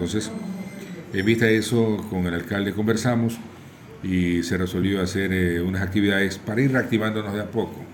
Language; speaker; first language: Spanish; native; Spanish